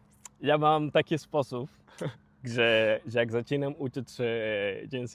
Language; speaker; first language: Polish; non-native, learner; Spanish